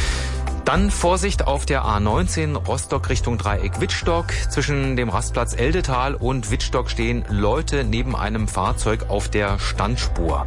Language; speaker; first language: German; native; German